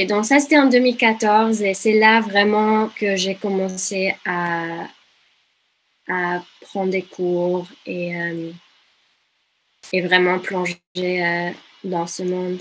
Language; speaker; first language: French; non-native, fluent; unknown